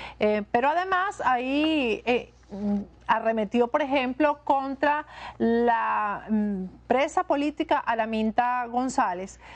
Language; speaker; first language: Spanish; native; Spanish